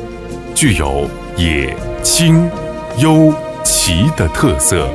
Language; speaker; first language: Chinese; native; Chinese